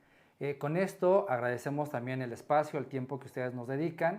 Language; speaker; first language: Spanish; native; Spanish